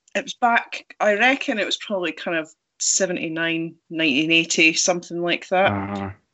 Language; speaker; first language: English; native; English